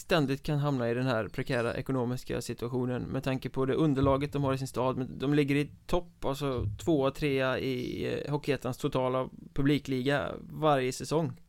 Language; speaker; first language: Swedish; native; Swedish